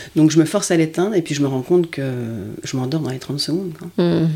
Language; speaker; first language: French; native; French